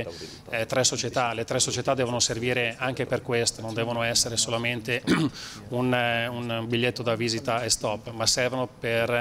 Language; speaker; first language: Italian; native; Italian